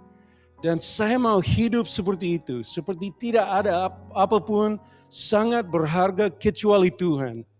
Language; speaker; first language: Indonesian; non-native, learner; English